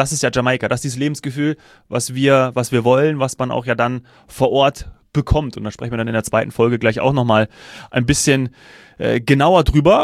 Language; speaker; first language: German; native; German